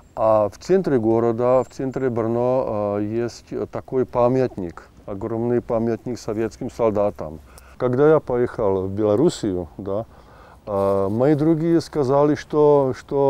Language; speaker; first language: Russian; non-native, fluent; Czech